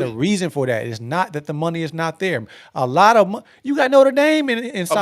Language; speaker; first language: English; native; English